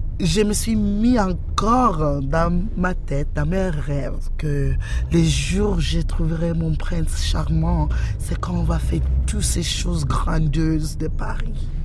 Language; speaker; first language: French; non-native, fluent; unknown